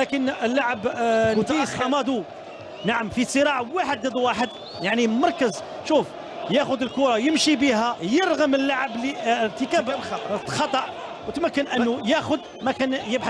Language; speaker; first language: Arabic; native; Arabic